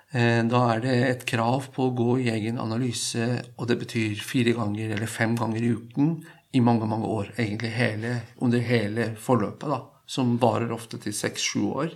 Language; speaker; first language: Norwegian; non-native, fluent; Persian